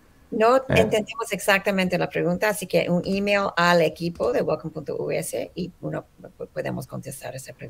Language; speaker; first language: Spanish; early bilingual, heritage; Spanish